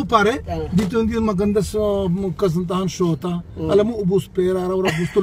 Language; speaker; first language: Filipino; non-native, learner; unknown